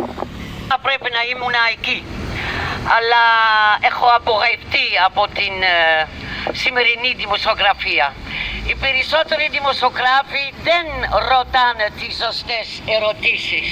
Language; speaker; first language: Greek; non-native, fluent; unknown